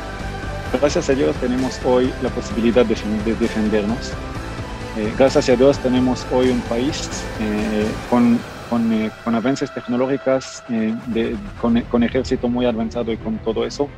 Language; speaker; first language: Spanish; non-native, fluent; Hebrew